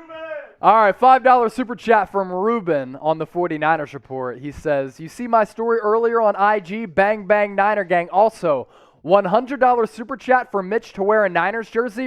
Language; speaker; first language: English; native; English